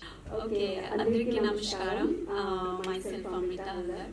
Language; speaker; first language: Telugu; non-native, learner; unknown